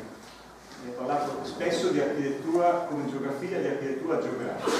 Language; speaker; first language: Italian; native; Italian